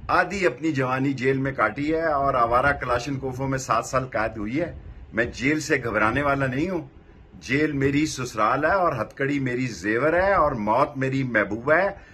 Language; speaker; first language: Urdu; non-native, local second language; Punjabi